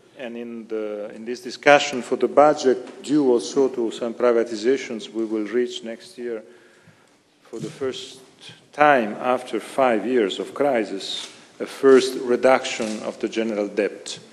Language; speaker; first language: English; non-native, fluent; Italian